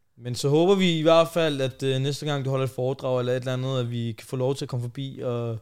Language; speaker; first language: Danish; native; Danish